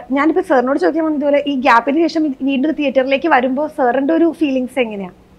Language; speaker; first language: Malayalam; native; Malayalam